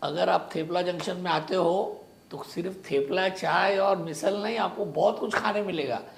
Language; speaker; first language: Hindi; non-native, local second language; Marathi